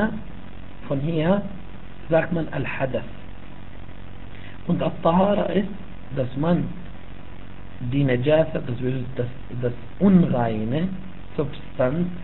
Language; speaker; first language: German; non-native, fluent; Arabic